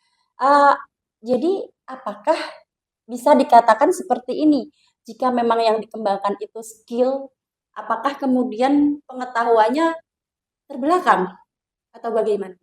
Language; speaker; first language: Indonesian; non-native, local second language; Javanese